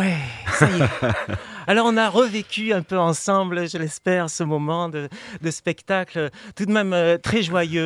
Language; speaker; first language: French; native; French